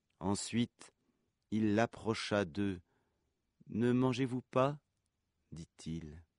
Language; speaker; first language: French; native; French